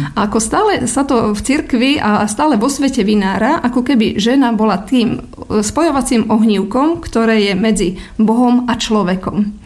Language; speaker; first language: Slovak; native; Slovak